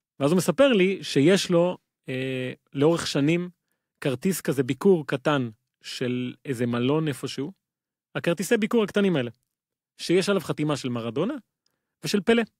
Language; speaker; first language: Hebrew; native; Hebrew